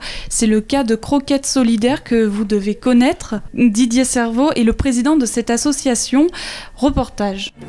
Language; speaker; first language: French; native; French